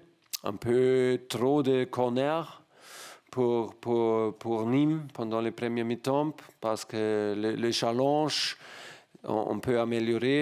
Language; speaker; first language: French; non-native, learner; German